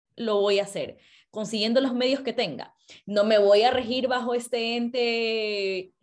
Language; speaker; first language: Spanish; native; Spanish